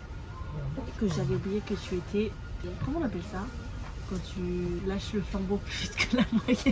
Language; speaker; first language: French; native; French